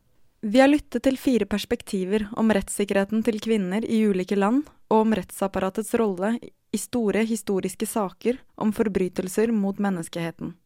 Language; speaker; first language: Norwegian; native; Norwegian